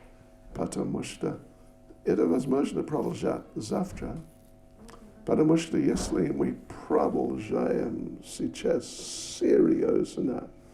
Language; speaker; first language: Russian; non-native, learner; English